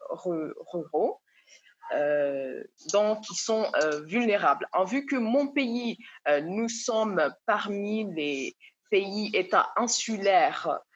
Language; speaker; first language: French; non-native, local second language; Comorian